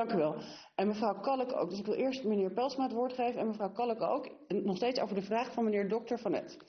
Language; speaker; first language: Dutch; native; Dutch